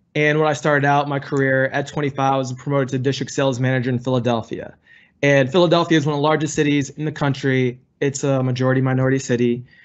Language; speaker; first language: English; native; English